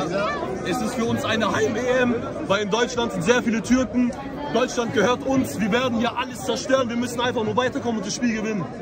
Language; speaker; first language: German; early bilingual, other home language; Turkish